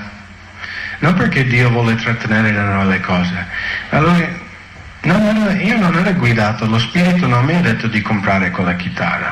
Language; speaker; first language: Italian; non-native, fluent; English